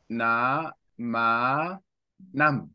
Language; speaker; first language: Vietnamese; non-native, learner; Korean